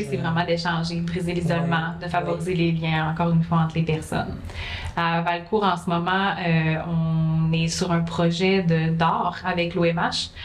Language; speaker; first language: French; native; French